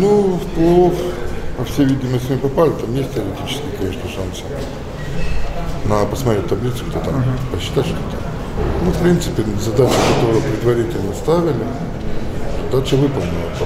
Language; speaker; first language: Russian; native; Russian